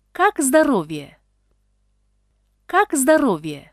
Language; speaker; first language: Russian; non-native, local second language; Tajik